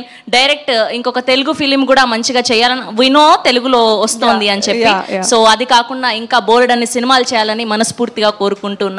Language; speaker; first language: Telugu; native; Telugu